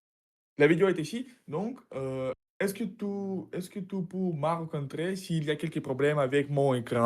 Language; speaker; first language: French; non-native, learner; Russian